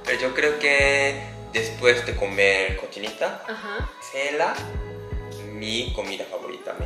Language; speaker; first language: Spanish; non-native, learner; Japanese